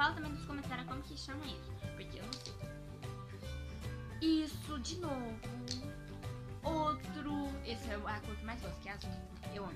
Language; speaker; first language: Portuguese; early bilingual, heritage; Portuguese